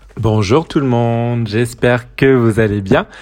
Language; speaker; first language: French; native; French